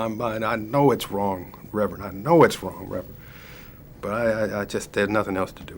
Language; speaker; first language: English; native; English